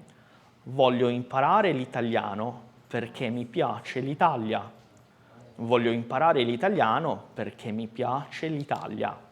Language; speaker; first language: Italian; non-native, fluent; Portuguese